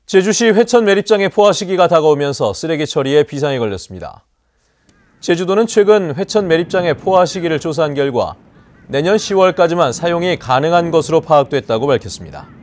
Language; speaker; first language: Korean; native; Korean